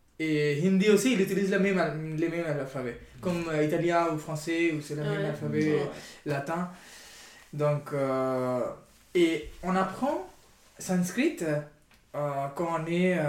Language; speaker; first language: French; non-native, learner; Urdu